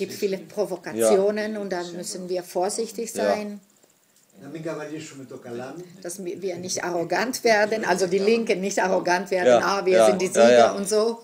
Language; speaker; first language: German; non-native, fluent; Greek